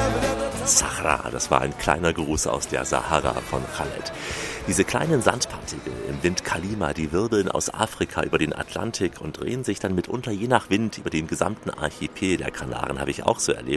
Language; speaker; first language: German; native; German